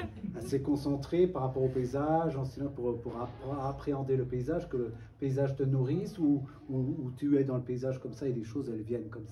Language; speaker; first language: French; native; French